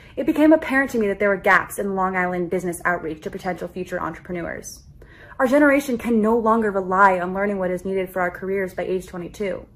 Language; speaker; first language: English; native; English